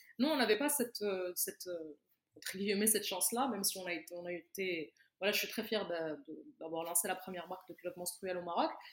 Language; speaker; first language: French; non-native, local second language; Arabic